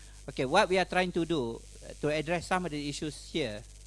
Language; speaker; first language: English; non-native, local second language; Malay